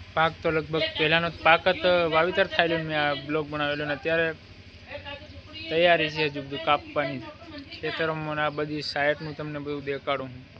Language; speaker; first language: Gujarati; non-native, local second language; Bhili